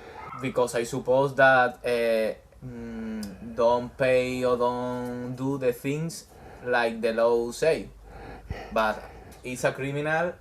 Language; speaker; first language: English; non-native, learner; Spanish